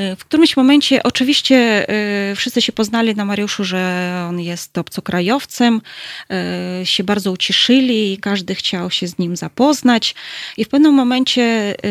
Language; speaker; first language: Polish; early bilingual, heritage; Russian